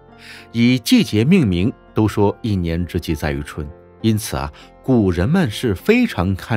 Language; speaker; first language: Chinese; native; Chinese